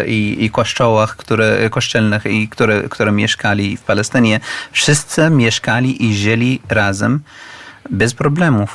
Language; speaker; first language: Polish; non-native, fluent; Arabic